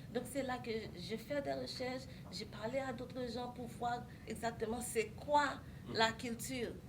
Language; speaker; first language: French; non-native, local second language; Haitian Creole